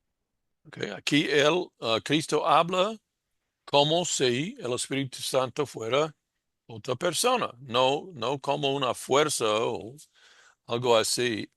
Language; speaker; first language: Spanish; non-native, fluent; English